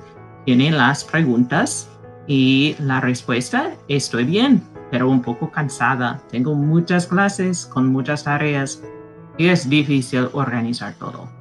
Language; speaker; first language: Spanish; non-native, fluent; English